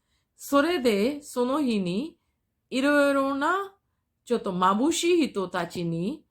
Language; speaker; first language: Japanese; non-native, fluent; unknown